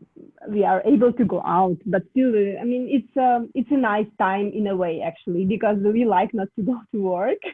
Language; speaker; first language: English; non-native, fluent; Russian